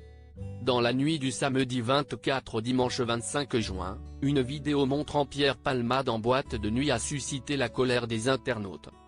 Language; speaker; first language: French; native; French